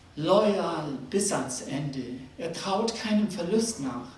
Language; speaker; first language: German; non-native, fluent; Nepali